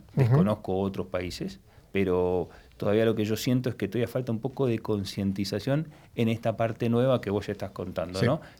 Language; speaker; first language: Spanish; native; Spanish